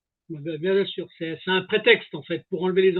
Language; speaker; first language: French; native; French